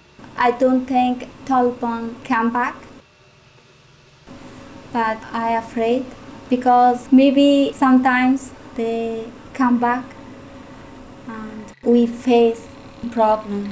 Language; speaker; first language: English; non-native, learner; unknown